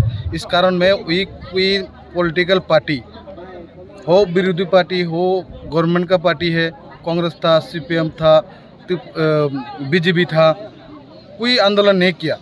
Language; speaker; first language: Hindi; non-native, local second language; Bangla